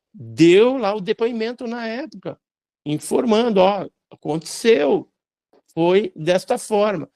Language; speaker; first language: Portuguese; native; Portuguese